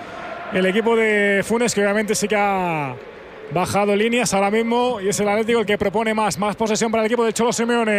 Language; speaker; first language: Spanish; native; Spanish